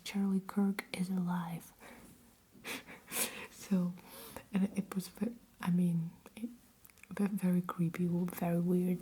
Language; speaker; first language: English; non-native, fluent; Russian